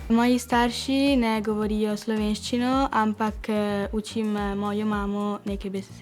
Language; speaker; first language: Slovenian; non-native, local second language; Italian